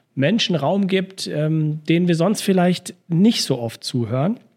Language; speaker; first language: German; native; German